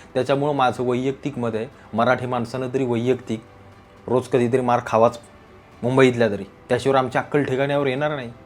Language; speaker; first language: Marathi; native; Marathi